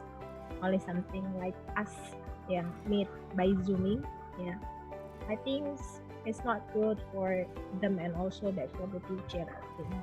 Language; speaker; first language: English; non-native, local second language; Indonesian